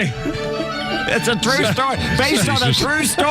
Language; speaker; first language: English; native; English